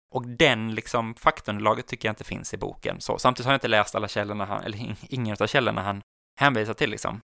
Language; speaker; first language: Swedish; native; Swedish